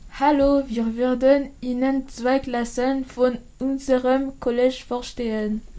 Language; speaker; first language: German; non-native, learner; French